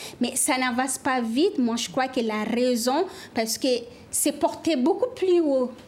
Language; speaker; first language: French; non-native, local second language; Fula